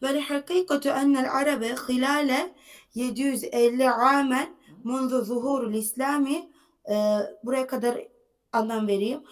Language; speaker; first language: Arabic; non-native, learner; Turkish